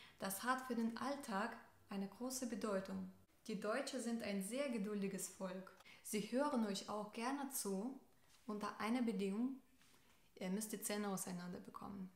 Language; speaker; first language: German; non-native, fluent; Russian